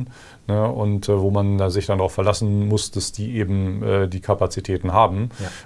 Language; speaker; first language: German; native; German